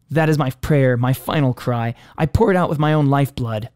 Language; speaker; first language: English; native; English